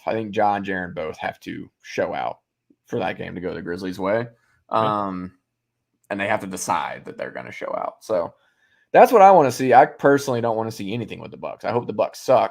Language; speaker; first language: English; native; English